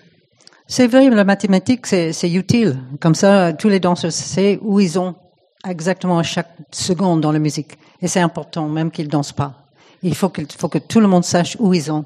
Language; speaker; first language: French; non-native, fluent; English